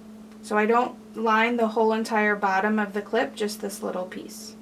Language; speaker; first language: English; native; English